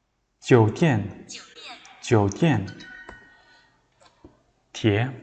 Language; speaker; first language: Chinese; non-native, learner; Mongolian